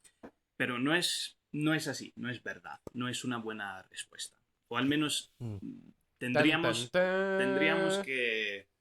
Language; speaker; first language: Spanish; non-native, fluent; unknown